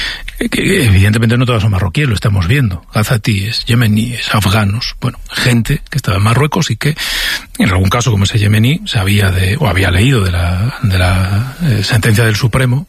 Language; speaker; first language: Spanish; native; Spanish